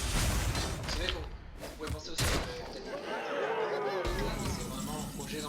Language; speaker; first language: French; native; French